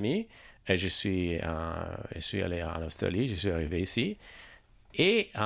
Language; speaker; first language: French; non-native, learner; Italian